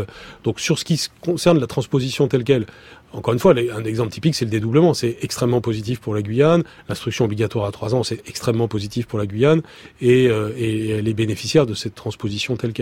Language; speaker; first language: French; native; French